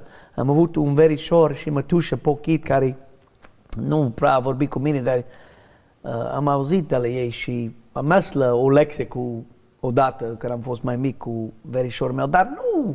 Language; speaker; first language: Romanian; non-native, learner; English